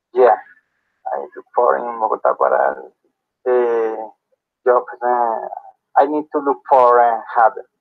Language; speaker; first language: English; non-native, learner; Spanish